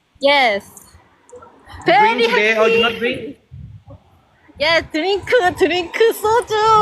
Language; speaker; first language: English; non-native, learner; Korean